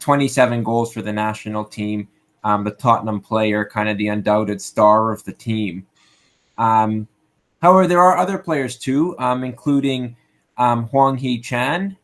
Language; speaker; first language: English; native; English